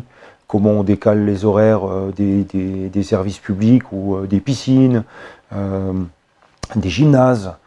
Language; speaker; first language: French; native; French